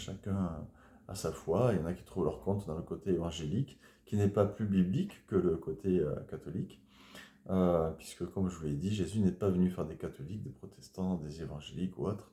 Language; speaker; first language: French; native; French